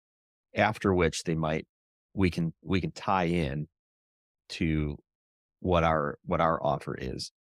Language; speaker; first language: English; native; English